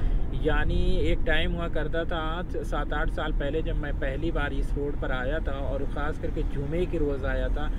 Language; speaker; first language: Hindi; native; Hindi